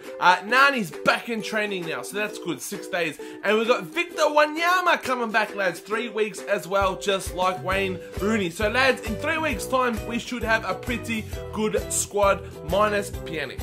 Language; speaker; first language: English; native; English